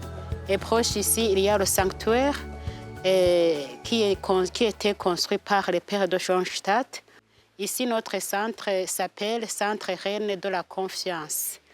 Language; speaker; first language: French; non-native, local second language; Rundi